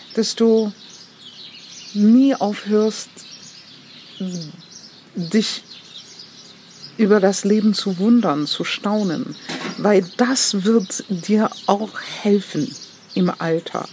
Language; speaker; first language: German; non-native, fluent; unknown